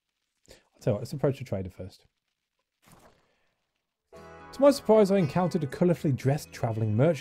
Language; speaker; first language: English; native; English